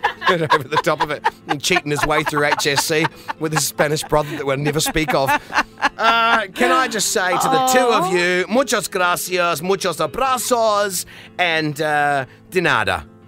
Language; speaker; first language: English; native; English